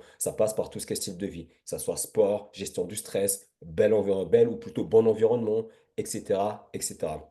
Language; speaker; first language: French; native; French